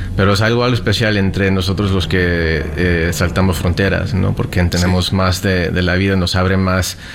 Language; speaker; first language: Spanish; early bilingual, heritage; Spanish